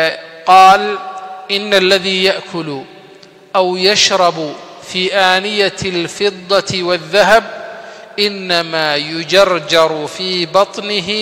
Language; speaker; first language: Arabic; non-native, fluent; Somali